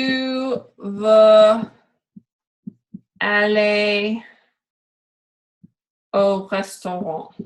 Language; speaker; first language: French; non-native, learner; English